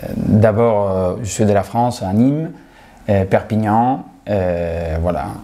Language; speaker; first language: French; non-native, fluent; Spanish